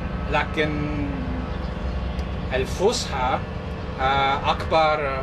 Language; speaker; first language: Arabic; non-native, learner; English